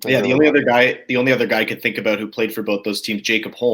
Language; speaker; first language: English; native; English